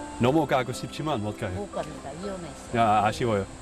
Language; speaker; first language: Korean; non-native, learner; Dutch